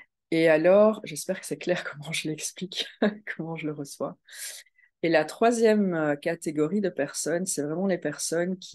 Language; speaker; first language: French; native; French